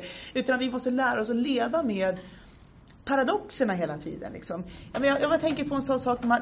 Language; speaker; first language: Swedish; native; Swedish